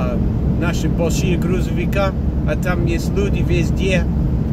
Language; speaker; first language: Russian; non-native, fluent; English